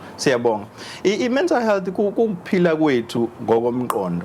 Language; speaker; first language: Zulu; native; Zulu